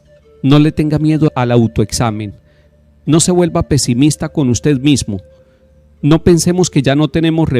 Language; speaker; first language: Spanish; native; Spanish